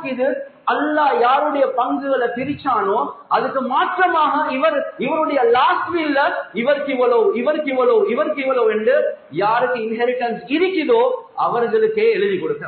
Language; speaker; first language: Tamil; native; Tamil